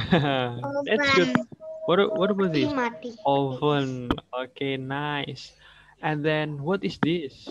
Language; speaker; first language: English; non-native, learner; Indonesian